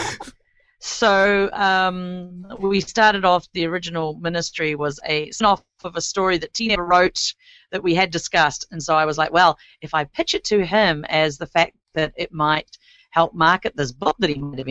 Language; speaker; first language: English; native; English